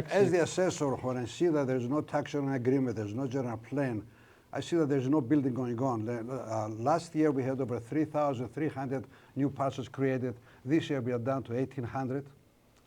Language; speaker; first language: English; non-native, fluent; Greek